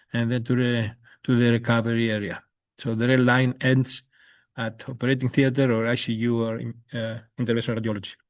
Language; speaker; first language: English; non-native, fluent; Greek